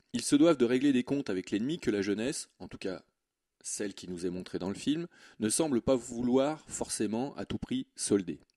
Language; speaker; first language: French; native; French